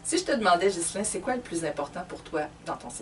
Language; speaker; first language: French; native; French